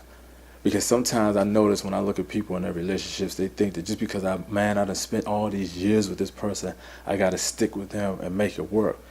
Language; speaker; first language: English; native; English